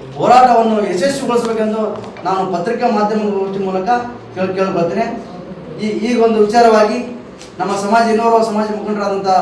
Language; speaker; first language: Kannada; native; Kannada